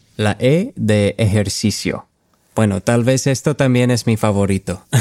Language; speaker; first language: Spanish; non-native, fluent; English